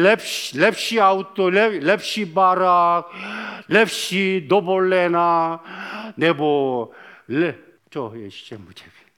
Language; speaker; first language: Czech; non-native, fluent; Korean